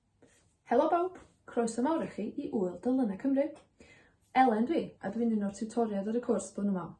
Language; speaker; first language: Welsh; native; Welsh